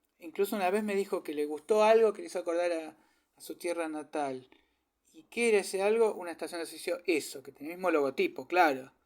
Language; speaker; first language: Spanish; early bilingual, other home language; German